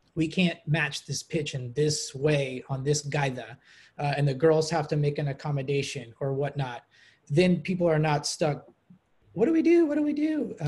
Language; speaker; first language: English; early bilingual, other home language; Greek